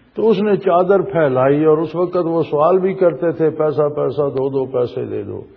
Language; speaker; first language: Urdu; non-native, local second language; Punjabi